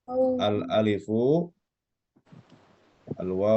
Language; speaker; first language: Arabic; non-native, fluent; Indonesian